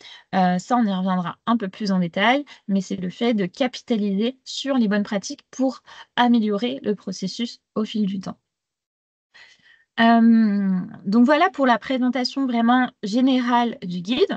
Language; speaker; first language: French; native; French